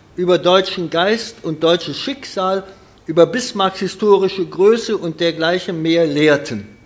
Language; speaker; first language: German; native; German